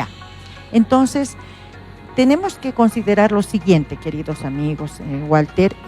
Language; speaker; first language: Spanish; native; Spanish